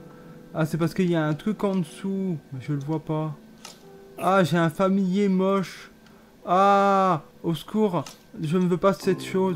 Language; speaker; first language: French; native; French